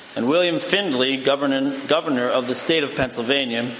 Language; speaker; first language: English; native; English